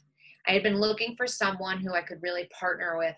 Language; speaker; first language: English; native; English